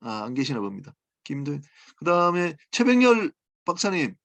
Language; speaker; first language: Korean; native; Korean